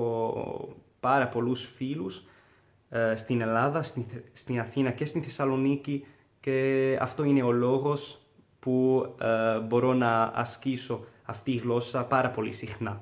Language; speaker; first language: Greek; non-native, learner; English